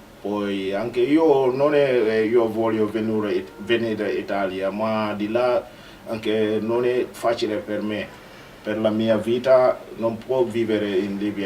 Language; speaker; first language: Italian; non-native, learner; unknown